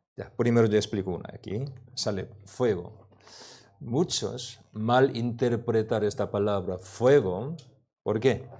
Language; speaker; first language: Spanish; non-native, learner; Korean